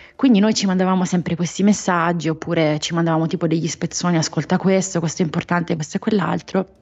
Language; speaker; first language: Italian; native; Italian